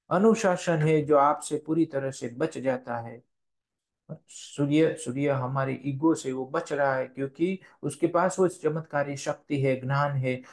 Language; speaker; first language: Hindi; non-native, local second language; Gujarati